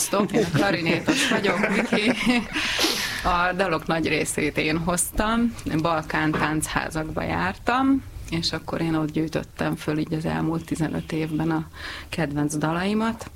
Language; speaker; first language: Hungarian; native; Hungarian